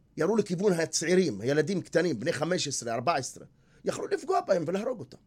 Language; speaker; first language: Hebrew; non-native, local second language; Arabic